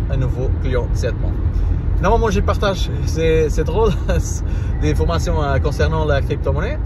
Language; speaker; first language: French; non-native, learner; Portuguese